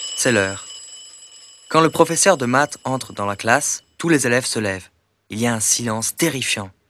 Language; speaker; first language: French; native; French